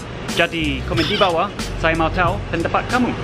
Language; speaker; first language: Indonesian; non-native, fluent; English